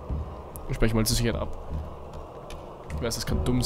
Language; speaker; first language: German; native; German